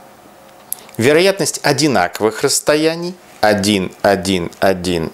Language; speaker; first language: Russian; native; Russian